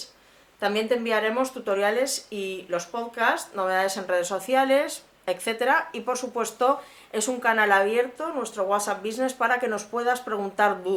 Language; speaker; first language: Spanish; native; Spanish